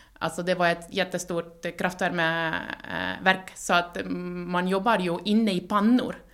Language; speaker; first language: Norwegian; non-native, fluent; Estonian